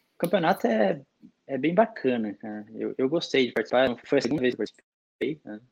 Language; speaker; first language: Portuguese; native; Portuguese